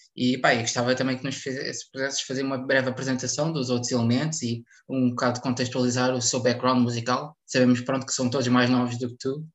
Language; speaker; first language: Portuguese; native; Portuguese